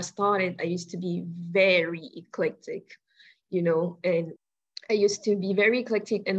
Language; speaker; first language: English; non-native, local second language; French